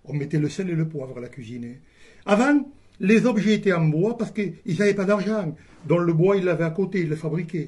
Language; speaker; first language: French; native; French